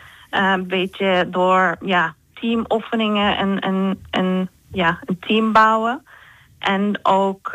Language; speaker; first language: Dutch; non-native, fluent; Turkish